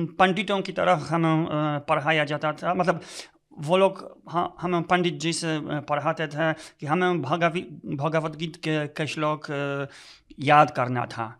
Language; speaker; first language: Hindi; non-native, fluent; Polish